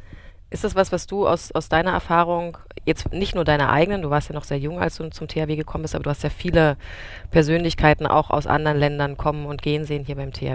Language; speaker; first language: German; native; German